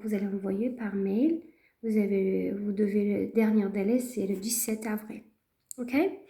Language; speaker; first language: French; non-native, fluent; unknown